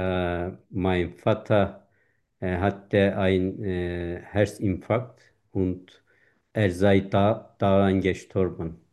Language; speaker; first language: German; non-native, fluent; Turkish